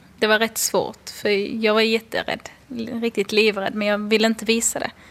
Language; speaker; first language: Swedish; non-native, fluent; Arabic